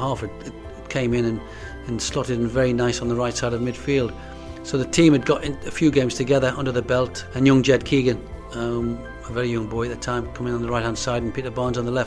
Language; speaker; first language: English; native; English